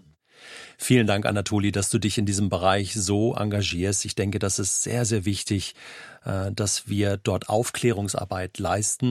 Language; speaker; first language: German; native; German